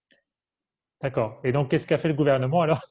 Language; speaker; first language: French; native; French